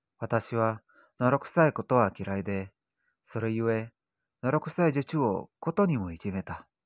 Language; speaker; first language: Japanese; non-native, learner; Indonesian